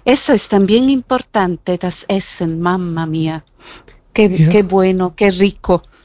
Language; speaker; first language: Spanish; non-native, fluent; German